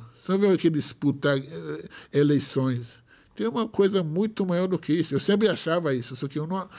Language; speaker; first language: Portuguese; non-native, fluent; Hebrew